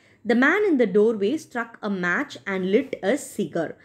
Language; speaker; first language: English; non-native, local second language; Tamil